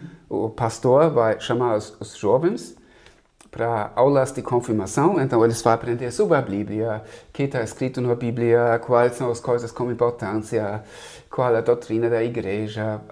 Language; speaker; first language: Portuguese; non-native, fluent; German